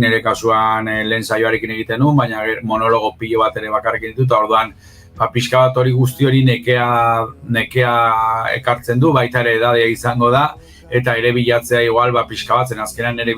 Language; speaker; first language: Basque; native; Basque